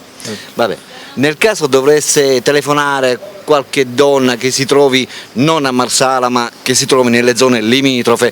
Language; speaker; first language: Italian; native; Italian